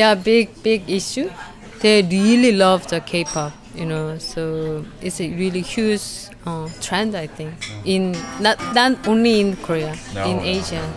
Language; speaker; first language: English; non-native, learner; Korean